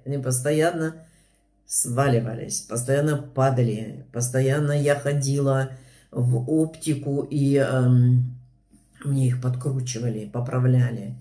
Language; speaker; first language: Russian; native; Russian